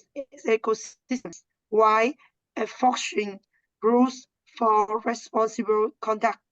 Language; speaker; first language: English; non-native, learner; Vietnamese